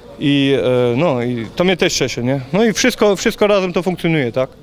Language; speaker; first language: Polish; early bilingual, heritage; Polish